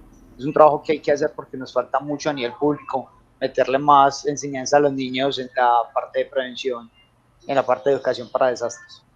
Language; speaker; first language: Spanish; native; Spanish